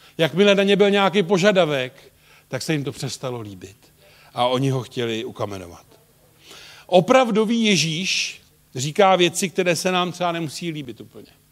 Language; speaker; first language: Czech; native; Czech